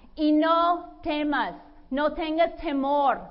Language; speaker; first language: Spanish; non-native, fluent; English